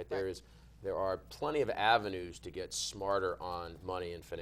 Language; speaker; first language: English; native; English